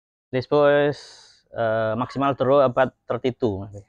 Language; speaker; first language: English; non-native, learner; Indonesian